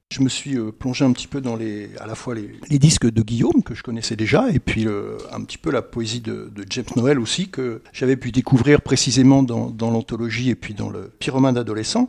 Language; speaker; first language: French; native; French